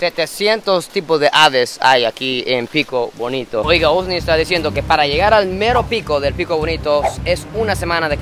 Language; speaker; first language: Spanish; non-native, fluent; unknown